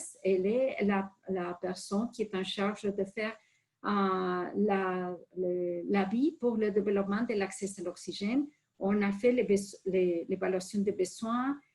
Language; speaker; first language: French; non-native, fluent; Spanish